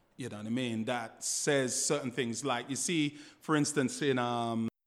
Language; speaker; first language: English; native; English